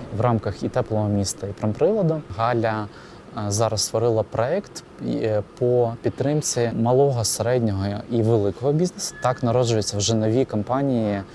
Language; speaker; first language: Ukrainian; native; Ukrainian